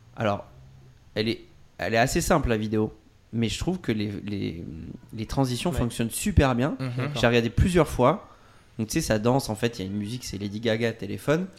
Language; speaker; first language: French; native; French